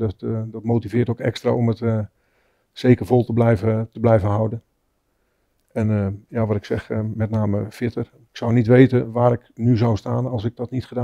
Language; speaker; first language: Dutch; native; Dutch